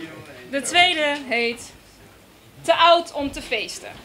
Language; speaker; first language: Dutch; native; Dutch